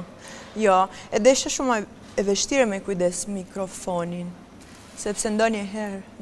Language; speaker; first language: Albanian; early bilingual, heritage; Albanian